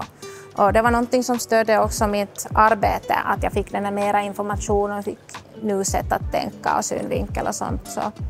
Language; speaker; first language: Swedish; non-native, local second language; Finnish